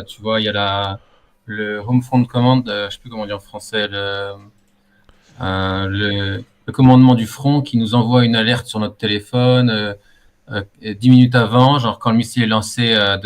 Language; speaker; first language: French; native; French